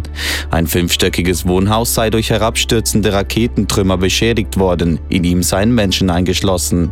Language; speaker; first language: German; native; German